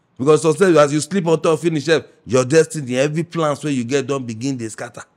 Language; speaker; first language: Nigerian Pidgin; non-native, local second language; Yoruba